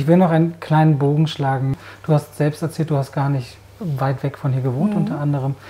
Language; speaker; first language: German; native; German